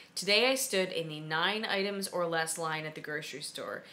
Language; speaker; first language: English; native; English